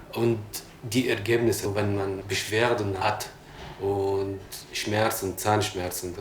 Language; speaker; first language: German; non-native, fluent; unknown